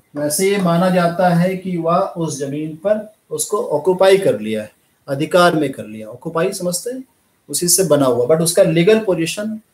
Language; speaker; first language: Hindi; native; Hindi